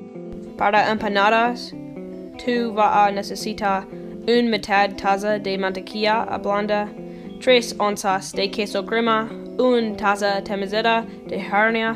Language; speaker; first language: Spanish; non-native, learner; English